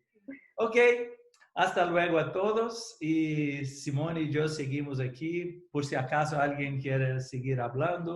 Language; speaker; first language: Spanish; non-native, fluent; Portuguese